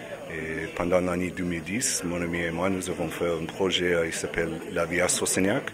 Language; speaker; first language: French; non-native, learner; English